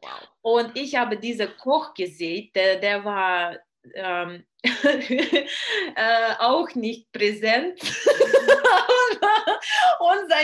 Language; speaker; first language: German; non-native, learner; Russian